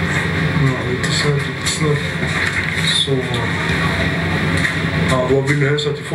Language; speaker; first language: Swedish; native; Swedish